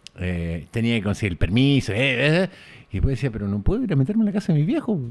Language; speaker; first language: Spanish; native; Spanish